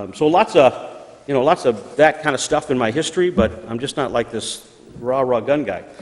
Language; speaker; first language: English; native; English